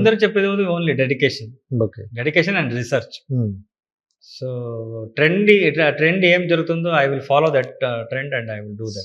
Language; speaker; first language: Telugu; non-native, learner; Kannada